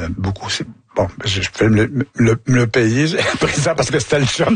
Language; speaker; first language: French; native; French